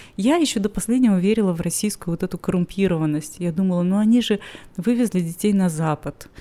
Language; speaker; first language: Russian; native; Russian